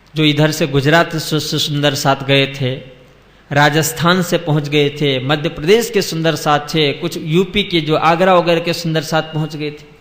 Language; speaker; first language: Hindi; non-native, local second language; Gujarati